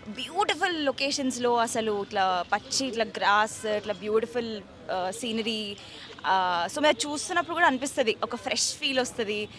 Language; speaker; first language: Telugu; native; Telugu